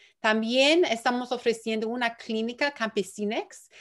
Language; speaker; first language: Spanish; early bilingual, heritage; Spanish